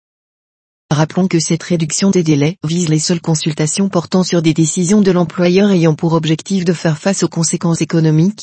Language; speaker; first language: French; native; French